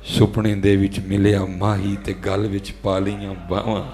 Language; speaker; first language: Urdu; non-native, local second language; Punjabi